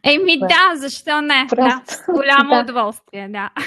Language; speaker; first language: Bulgarian; non-native, fluent; Armenian